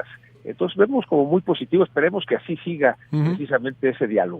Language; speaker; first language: Spanish; native; Spanish